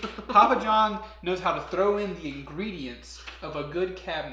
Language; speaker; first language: English; native; English